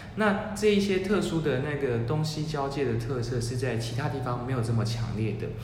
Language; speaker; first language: Chinese; native; Chinese